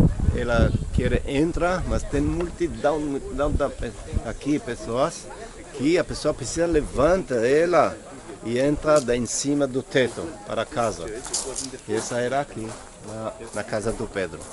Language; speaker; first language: Portuguese; non-native, fluent; Hebrew